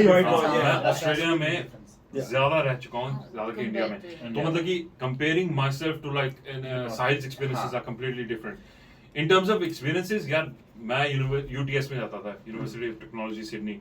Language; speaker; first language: Hindi; native; Hindi